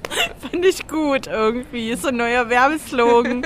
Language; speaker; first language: German; native; German